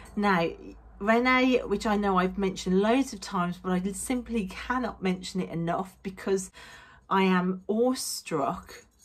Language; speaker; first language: English; native; English